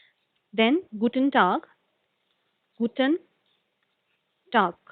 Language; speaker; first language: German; non-native, learner; Hindi